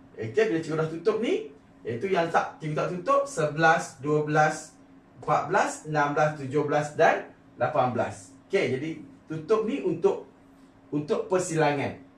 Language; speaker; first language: Malay; native; Malay